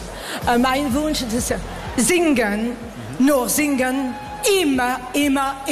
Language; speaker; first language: German; non-native, learner; French